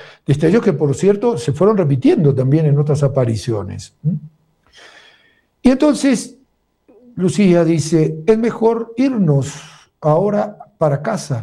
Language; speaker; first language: Spanish; native; Spanish